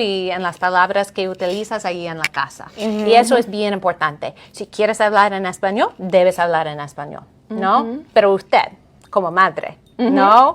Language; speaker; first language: Spanish; non-native, fluent; English